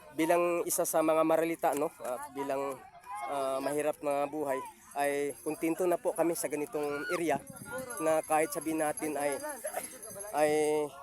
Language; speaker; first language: Filipino; native; Filipino